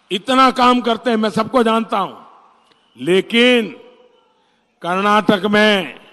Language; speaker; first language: Hindi; non-native, local second language; Gujarati